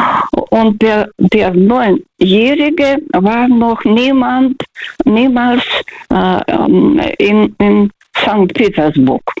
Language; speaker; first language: German; early bilingual, heritage; Russian